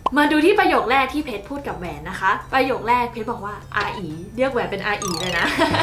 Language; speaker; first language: Thai; native; Thai